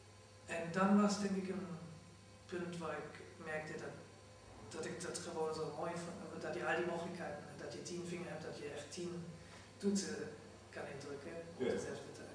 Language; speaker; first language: Dutch; non-native, fluent; German